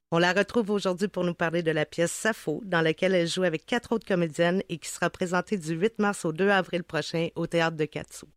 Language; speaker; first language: French; native; French